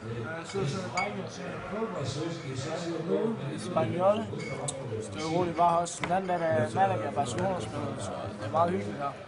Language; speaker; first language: Danish; native; Danish